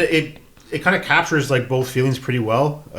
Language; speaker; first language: English; native; English